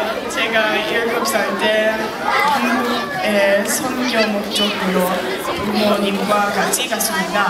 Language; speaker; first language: Korean; early bilingual, heritage; English